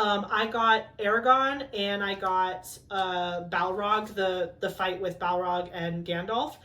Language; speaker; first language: English; native; English